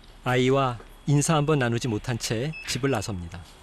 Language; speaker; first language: Korean; native; Korean